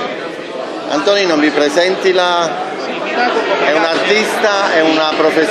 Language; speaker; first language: Italian; native; Italian